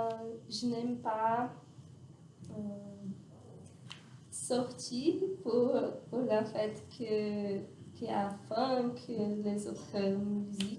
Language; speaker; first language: French; non-native, learner; Portuguese